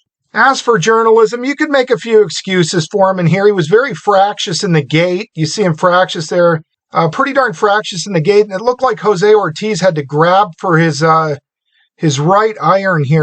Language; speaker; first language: English; native; English